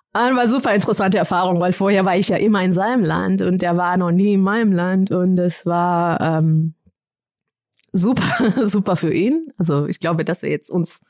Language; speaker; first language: German; non-native, fluent; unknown